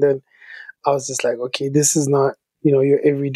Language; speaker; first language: English; non-native, local second language; Tswana